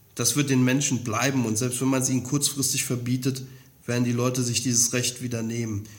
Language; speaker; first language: German; native; German